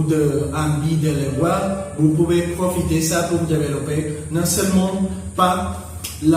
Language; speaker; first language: French; non-native, learner; Spanish